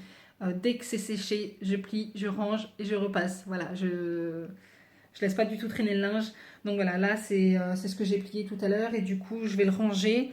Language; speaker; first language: French; native; French